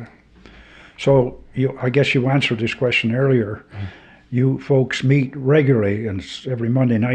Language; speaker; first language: English; native; English